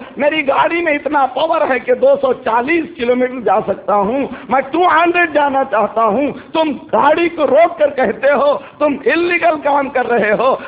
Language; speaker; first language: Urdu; native; Urdu